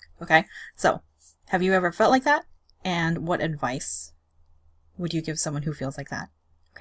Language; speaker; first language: English; native; English